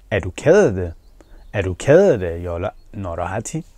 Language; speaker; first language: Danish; non-native, fluent; Persian